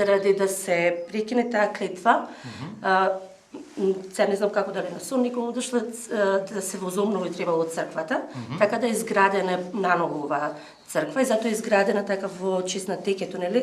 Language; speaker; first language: Macedonian; native; Macedonian